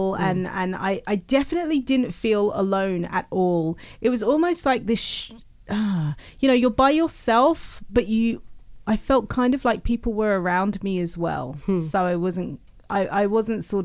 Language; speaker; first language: English; native; English